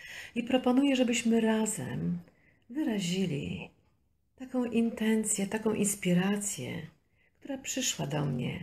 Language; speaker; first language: Polish; native; Polish